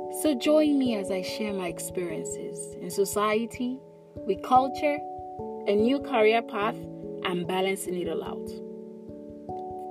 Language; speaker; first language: English; non-native, local second language; Igbo